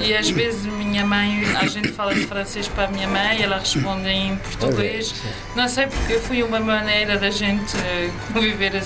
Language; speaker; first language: Portuguese; early bilingual, heritage; Portuguese